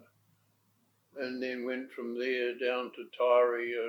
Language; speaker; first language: English; native; English